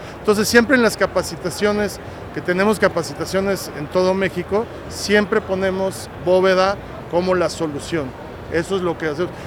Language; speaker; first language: Spanish; native; Spanish